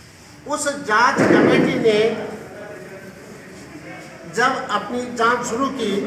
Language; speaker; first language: Hindi; native; Hindi